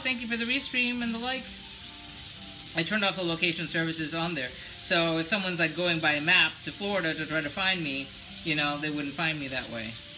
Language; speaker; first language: English; native; English